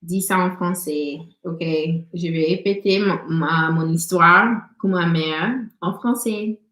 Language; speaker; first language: French; non-native, learner; English